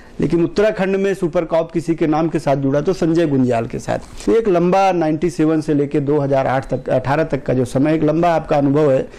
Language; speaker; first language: Hindi; native; Hindi